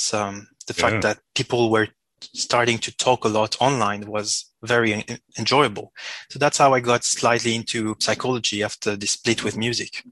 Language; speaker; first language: English; non-native, fluent; French